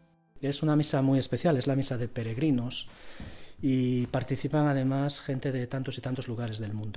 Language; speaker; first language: Spanish; native; Spanish